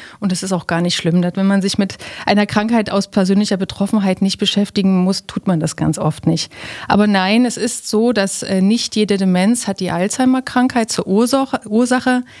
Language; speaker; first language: German; native; German